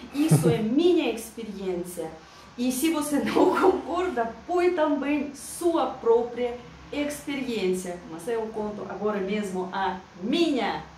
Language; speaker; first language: Portuguese; non-native, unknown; Russian